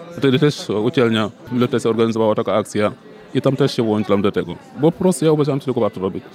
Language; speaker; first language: Polish; non-native, fluent; Wolof